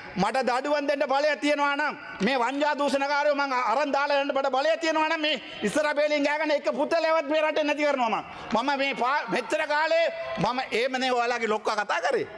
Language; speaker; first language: Sinhala; non-native, local second language; Tamil